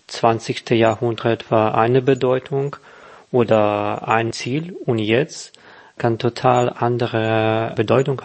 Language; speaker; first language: German; non-native, learner; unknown